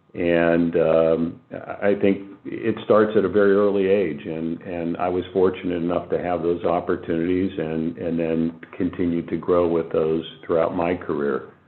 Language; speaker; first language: English; native; English